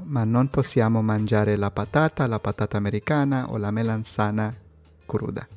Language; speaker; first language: Italian; non-native, learner; Spanish